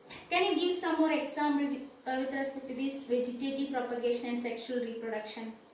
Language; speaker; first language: English; non-native, local second language; Malayalam